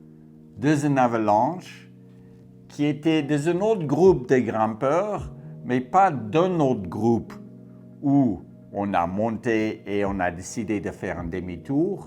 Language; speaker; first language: French; non-native, fluent; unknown